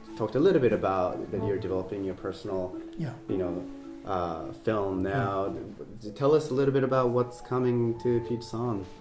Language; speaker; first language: English; non-native, fluent; Japanese